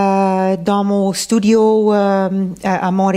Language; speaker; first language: French; non-native, local second language; English